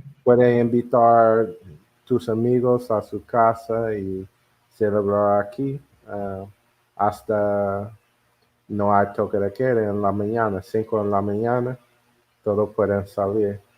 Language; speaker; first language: Spanish; non-native, learner; English